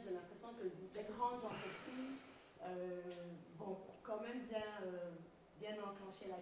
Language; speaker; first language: French; native; French